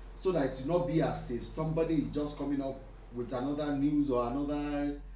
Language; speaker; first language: English; non-native, local second language; Yoruba